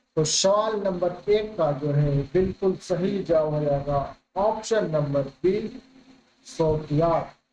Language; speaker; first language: Hindi; native; Hindi